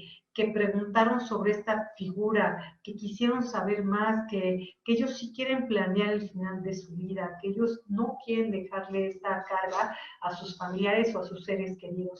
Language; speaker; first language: Spanish; native; Spanish